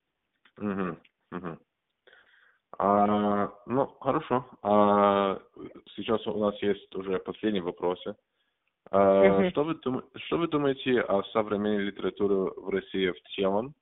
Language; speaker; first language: Russian; non-native, learner; English